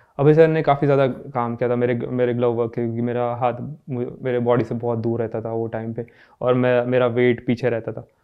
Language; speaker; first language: Hindi; non-native, local second language; Gujarati